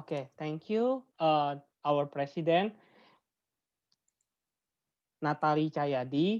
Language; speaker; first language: English; non-native, fluent; Indonesian